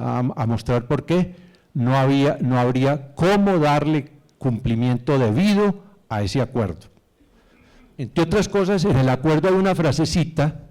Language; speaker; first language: Spanish; native; Spanish